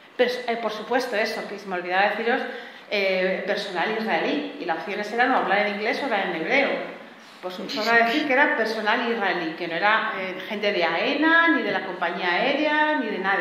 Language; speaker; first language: Spanish; native; Spanish